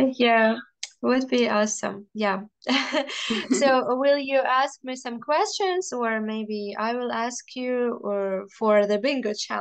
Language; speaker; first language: English; non-native, fluent; Russian